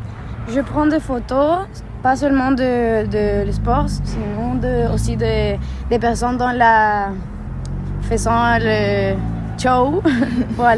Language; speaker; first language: French; non-native, learner; Spanish